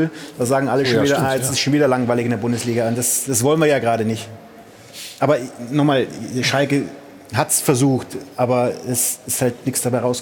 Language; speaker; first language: German; native; German